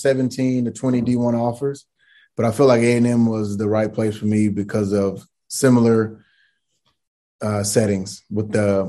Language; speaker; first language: English; native; English